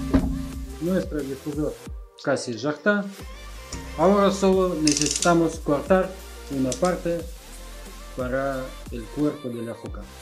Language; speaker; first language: Spanish; non-native, learner; Russian